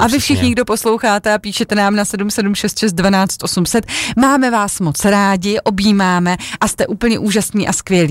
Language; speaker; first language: Czech; native; Czech